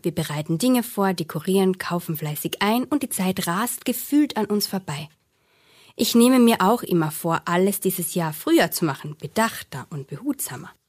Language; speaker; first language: German; native; German